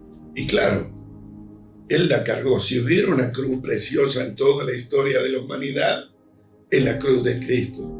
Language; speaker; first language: Spanish; native; Spanish